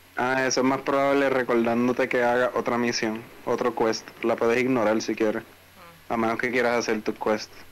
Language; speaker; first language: Spanish; early bilingual, heritage; Spanish